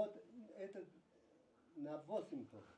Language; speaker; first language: Russian; non-native, local second language; Tajik